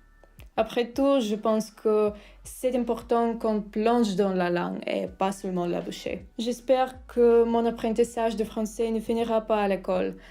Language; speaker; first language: French; non-native, learner; Russian